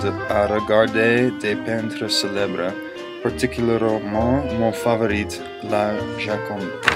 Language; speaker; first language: French; non-native, learner; English